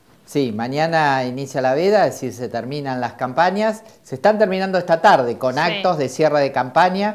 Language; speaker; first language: Spanish; native; Spanish